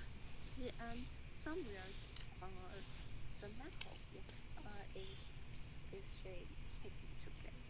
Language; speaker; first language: English; non-native, learner; Chinese